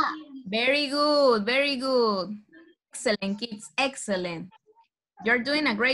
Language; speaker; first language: English; non-native, fluent; Spanish